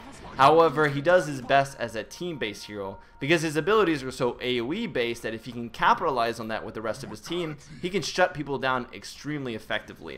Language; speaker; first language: English; native; English